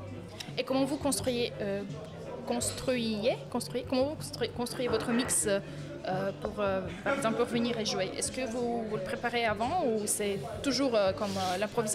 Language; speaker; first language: French; non-native, fluent; Polish